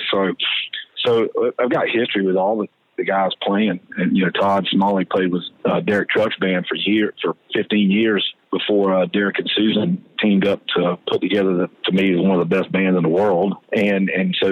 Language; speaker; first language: English; native; English